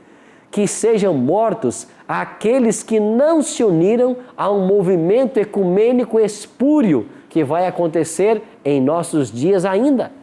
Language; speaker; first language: Portuguese; native; Portuguese